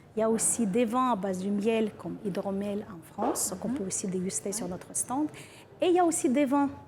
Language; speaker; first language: French; non-native, fluent; Ukrainian